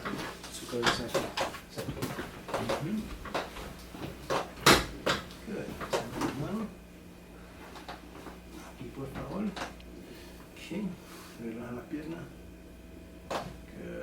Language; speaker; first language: Spanish; early bilingual, heritage; English